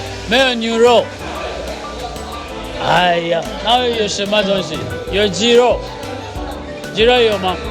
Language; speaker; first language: Chinese; non-native, learner; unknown